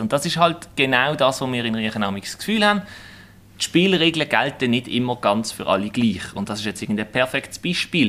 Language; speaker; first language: German; native; German